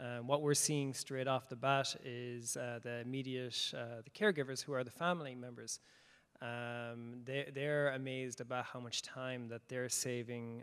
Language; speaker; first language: English; native; English